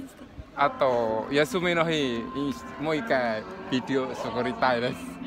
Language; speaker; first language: Japanese; non-native, learner; Javanese